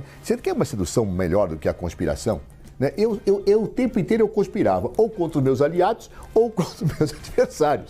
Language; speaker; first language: Portuguese; native; Portuguese